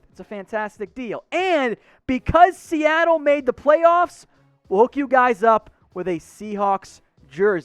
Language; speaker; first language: English; native; English